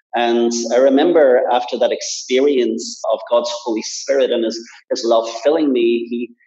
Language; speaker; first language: English; native; English